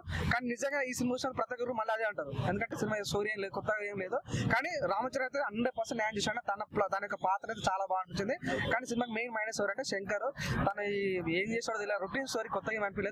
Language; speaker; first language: Telugu; native; Telugu